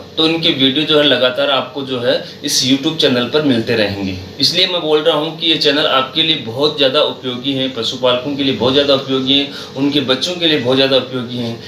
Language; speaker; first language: Hindi; native; Hindi